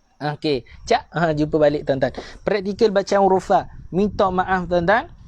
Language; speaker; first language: Malay; native; Malay